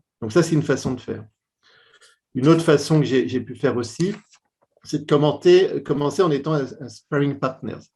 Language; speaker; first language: French; native; French